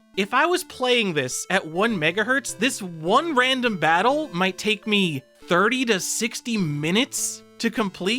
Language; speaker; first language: English; native; English